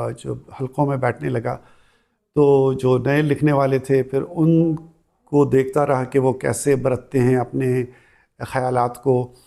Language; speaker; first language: Urdu; non-native, local second language; Pashto